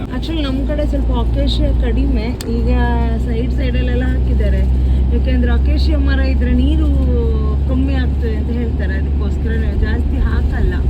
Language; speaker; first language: Kannada; non-native, local second language; Tulu